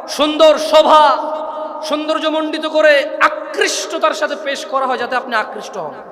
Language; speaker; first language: Bangla; early bilingual, heritage; Bangla